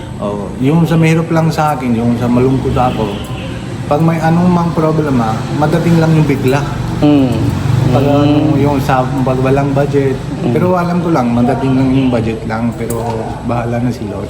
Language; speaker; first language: Filipino; non-native, learner; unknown